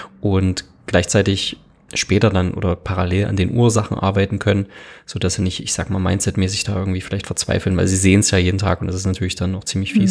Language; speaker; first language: German; native; German